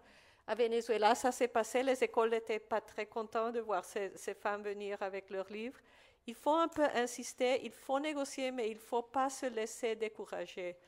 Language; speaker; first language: French; non-native, fluent; Spanish